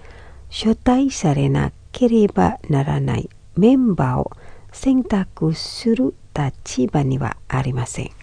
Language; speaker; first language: Japanese; non-native, fluent; Indonesian